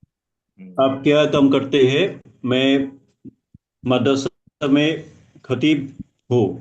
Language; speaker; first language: Hindi; non-native, learner; Bangla